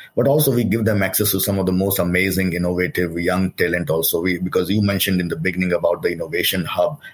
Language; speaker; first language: English; non-native, local second language; Hindi